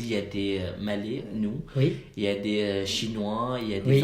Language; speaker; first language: French; non-native, learner; Malay